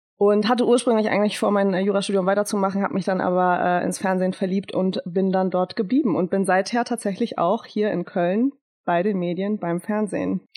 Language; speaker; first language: German; early bilingual, other home language; Turkish